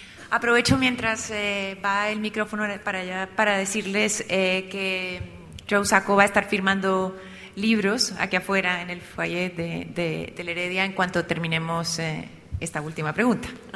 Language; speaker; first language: Spanish; native; Spanish